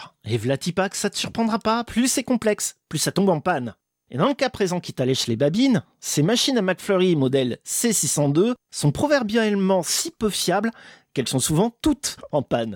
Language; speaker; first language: French; native; French